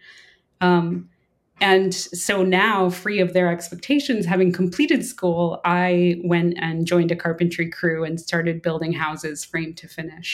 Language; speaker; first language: English; native; English